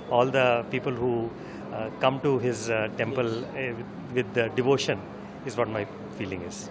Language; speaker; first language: English; non-native, local second language; Telugu